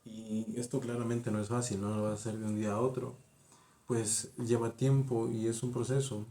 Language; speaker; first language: Spanish; native; Spanish